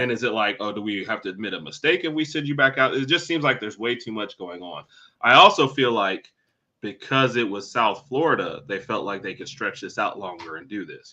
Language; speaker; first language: English; native; English